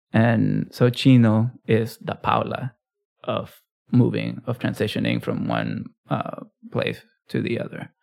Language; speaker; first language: English; early bilingual, other home language; Spanish